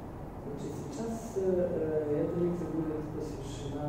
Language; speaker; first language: Russian; non-native, fluent; Bulgarian